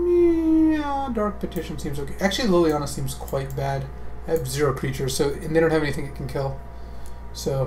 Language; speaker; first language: English; native; English